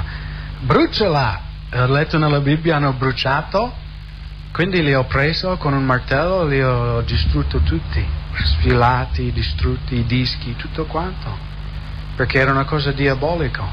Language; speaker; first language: Italian; non-native, fluent; English